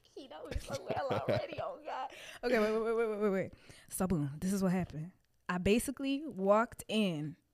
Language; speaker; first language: English; early bilingual, other home language; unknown